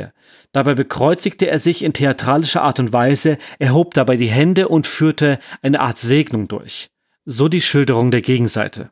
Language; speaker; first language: German; native; German